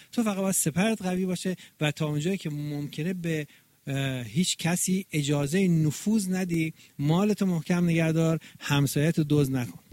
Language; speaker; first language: Persian; native; Persian